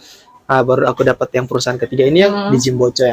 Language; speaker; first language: Indonesian; native; Indonesian